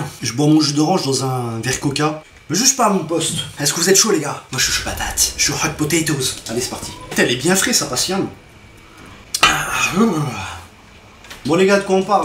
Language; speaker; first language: French; native; French